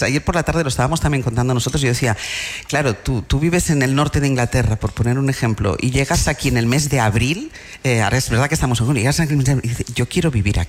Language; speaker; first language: Spanish; native; Spanish